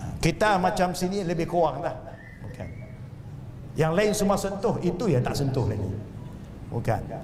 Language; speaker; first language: Malay; non-native, local second language; Chinese